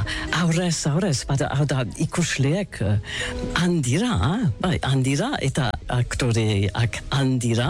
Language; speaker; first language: Basque; non-native, local second language; English